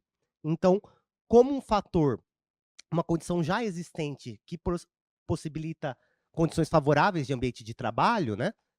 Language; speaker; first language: Portuguese; native; Portuguese